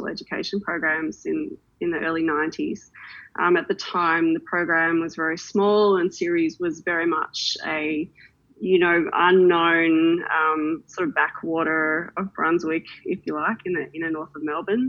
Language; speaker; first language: English; native; English